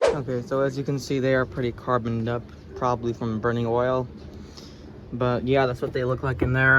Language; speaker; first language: English; native; English